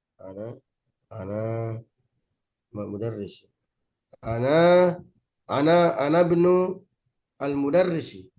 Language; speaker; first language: Arabic; non-native, learner; Indonesian